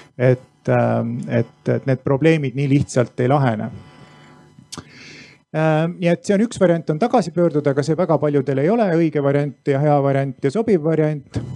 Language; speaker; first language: Estonian; native; Estonian